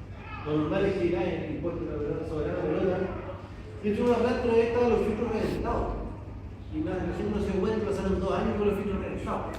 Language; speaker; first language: Spanish; native; Spanish